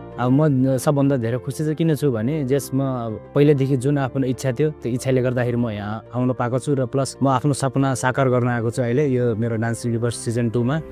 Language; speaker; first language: Nepali; non-native, local second language; Eastern Tamang